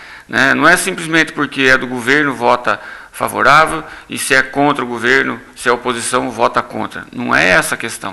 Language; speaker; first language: Portuguese; native; Portuguese